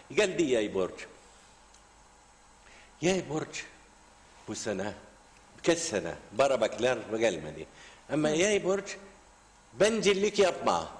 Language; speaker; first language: Turkish; non-native, learner; Arabic